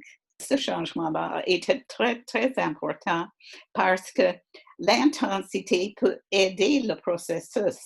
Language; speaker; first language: French; non-native, fluent; English